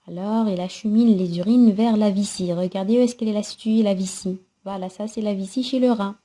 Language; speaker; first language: French; non-native, local second language; Arabic